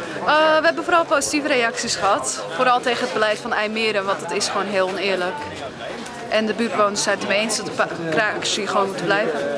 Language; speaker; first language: Dutch; native; Dutch